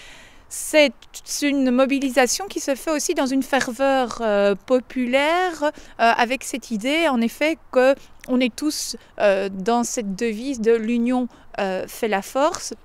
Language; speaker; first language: French; native; French